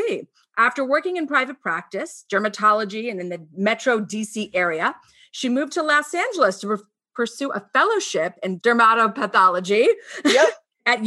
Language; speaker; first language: English; native; English